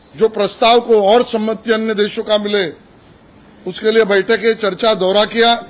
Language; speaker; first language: Hindi; non-native, local second language; Marathi